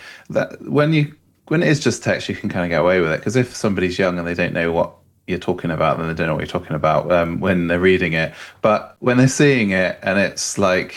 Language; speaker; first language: English; native; English